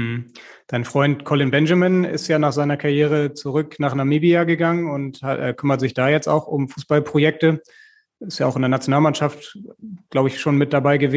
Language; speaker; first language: German; native; German